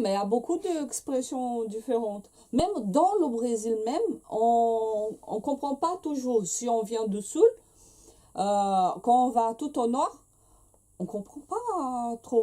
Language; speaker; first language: French; non-native, fluent; Portuguese